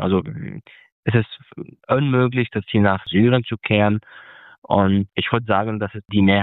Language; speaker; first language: German; non-native, fluent; Arabic